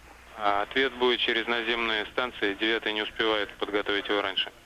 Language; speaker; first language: Russian; native; Russian